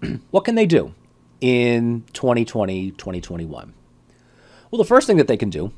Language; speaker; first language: English; native; English